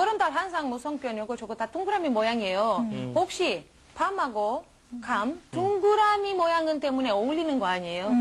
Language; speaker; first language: Korean; non-native, learner; Romanian